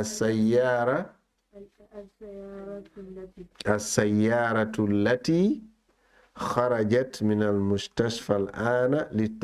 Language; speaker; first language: Arabic; non-native, fluent; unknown